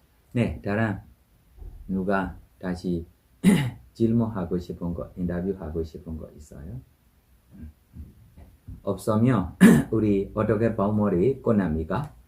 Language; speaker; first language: Korean; non-native, fluent; Burmese